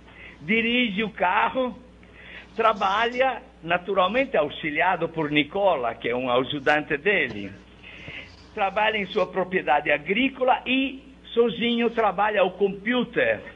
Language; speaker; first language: Portuguese; non-native, fluent; Italian